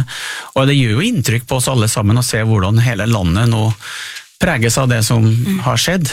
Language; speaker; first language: Norwegian; native; Norwegian